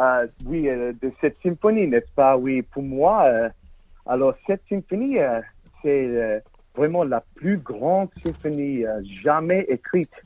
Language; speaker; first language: French; non-native, learner; English